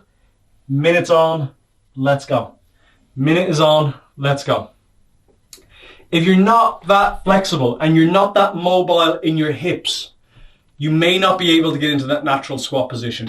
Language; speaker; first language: English; native; English